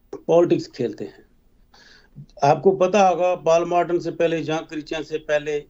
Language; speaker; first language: Hindi; native; Hindi